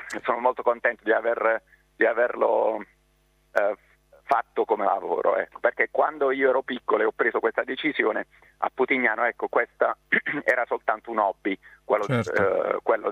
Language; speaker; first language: Italian; native; Italian